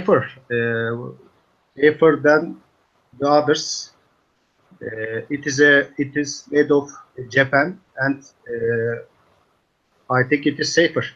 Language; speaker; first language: English; non-native, learner; Turkish